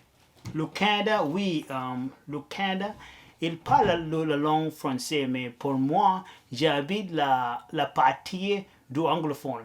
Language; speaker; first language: French; non-native, learner; Arabic